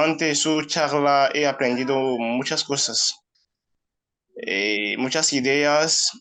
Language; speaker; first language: Spanish; non-native, fluent; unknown